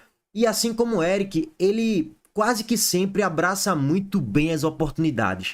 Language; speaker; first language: Portuguese; native; Portuguese